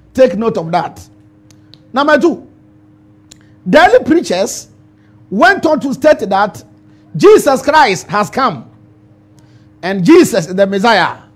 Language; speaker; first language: English; non-native, local second language; Ewe